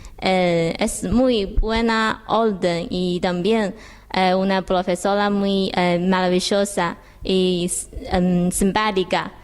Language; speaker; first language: Spanish; non-native, learner; Chinese